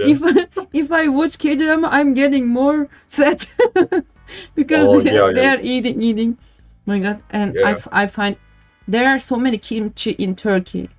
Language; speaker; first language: English; non-native, learner; Turkish